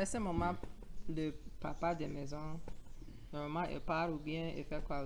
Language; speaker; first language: French; non-native, learner; English